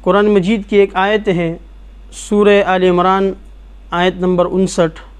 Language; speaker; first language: Urdu; native; Urdu